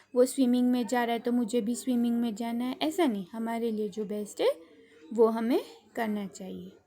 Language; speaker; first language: Hindi; non-native, local second language; Gujarati